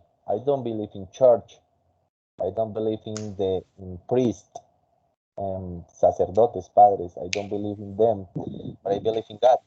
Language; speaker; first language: English; non-native, fluent; Spanish